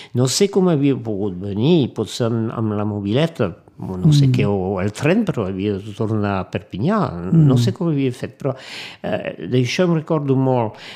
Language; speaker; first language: Catalan; non-native, local second language; French